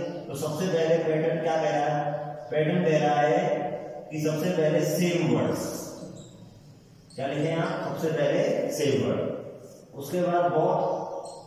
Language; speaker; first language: Hindi; native; Hindi